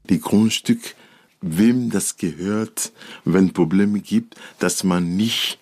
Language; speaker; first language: German; non-native, learner; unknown